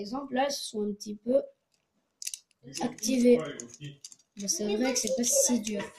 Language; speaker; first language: French; native; French